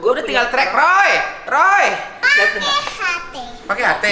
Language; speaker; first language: Indonesian; native; Indonesian